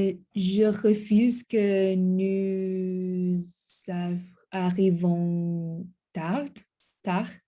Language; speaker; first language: French; non-native, learner; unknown